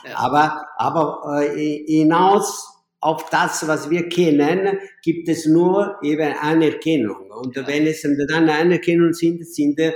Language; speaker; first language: German; non-native, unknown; Italian